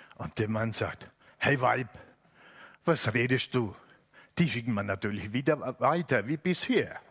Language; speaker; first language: German; non-native, fluent; Finnish